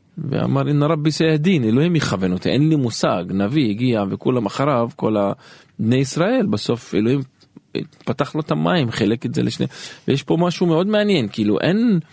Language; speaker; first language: Hebrew; non-native, local second language; Arabic